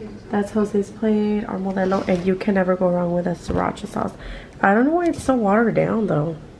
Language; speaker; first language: English; early bilingual, other home language; Spanish